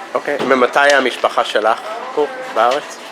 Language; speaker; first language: Hebrew; non-native, fluent; English